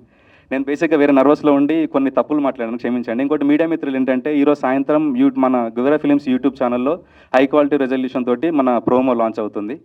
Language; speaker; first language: Telugu; native; Telugu